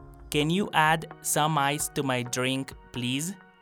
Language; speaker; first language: English; non-native, fluent; Spanish